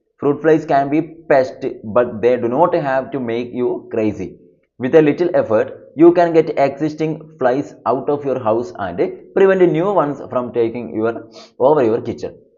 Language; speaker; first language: English; non-native, local second language; Malayalam